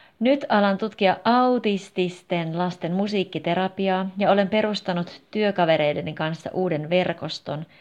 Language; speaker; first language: Finnish; non-native, fluent; English